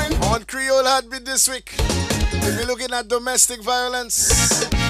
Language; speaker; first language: English; native; English